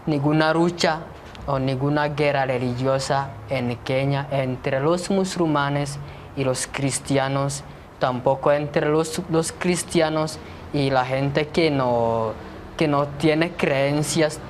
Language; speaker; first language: Spanish; non-native, fluent; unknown